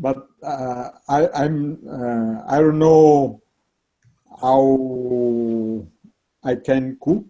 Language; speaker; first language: English; non-native, learner; Italian